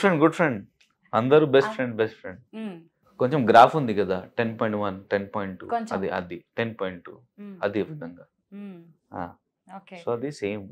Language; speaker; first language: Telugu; non-native, local second language; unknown